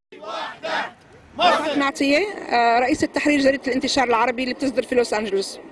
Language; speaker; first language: Arabic; native; Arabic